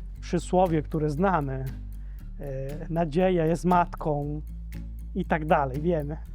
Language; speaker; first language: Polish; non-native, fluent; Italian